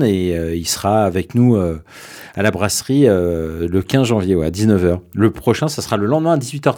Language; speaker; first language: French; native; French